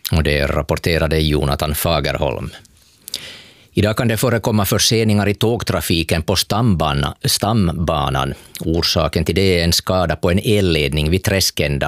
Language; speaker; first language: Swedish; native; Swedish